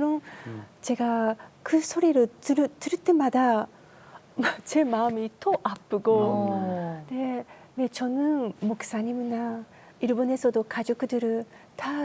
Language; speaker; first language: Korean; non-native, learner; Japanese